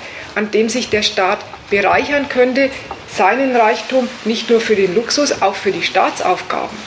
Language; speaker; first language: German; native; German